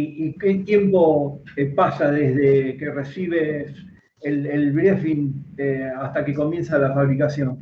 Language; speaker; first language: Spanish; native; Spanish